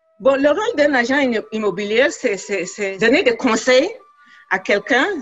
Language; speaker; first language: French; non-native, local second language; Fula